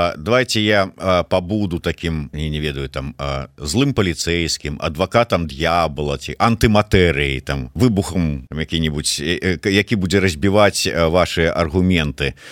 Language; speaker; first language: Belarusian; non-native, local second language; Russian